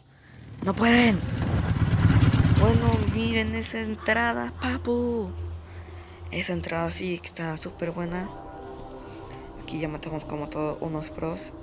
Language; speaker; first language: Spanish; native; Spanish